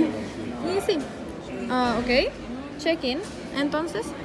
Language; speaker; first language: Spanish; non-native, learner; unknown